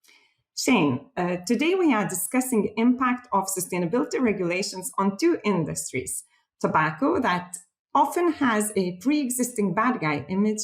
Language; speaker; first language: English; non-native, fluent; Lithuanian